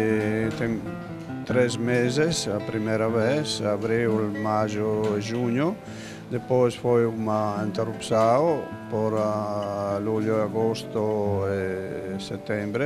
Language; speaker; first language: Portuguese; non-native, learner; Italian